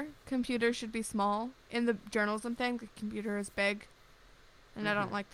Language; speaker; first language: English; native; English